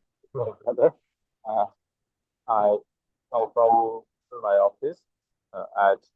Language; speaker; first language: English; non-native, learner; Bangla